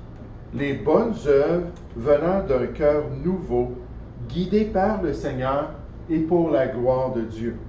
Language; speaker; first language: French; native; French